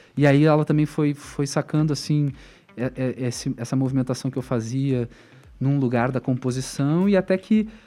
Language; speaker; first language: Portuguese; native; Portuguese